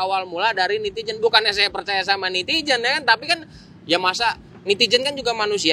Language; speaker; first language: Indonesian; native; Indonesian